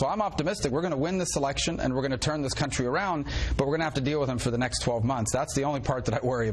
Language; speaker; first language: English; native; English